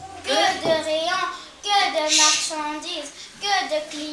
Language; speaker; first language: French; non-native, learner; Arabic